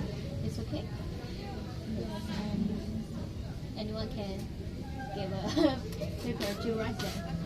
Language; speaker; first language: English; non-native, learner; Chinese